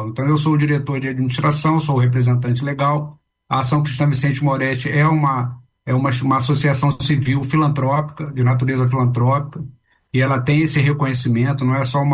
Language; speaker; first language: Portuguese; native; Portuguese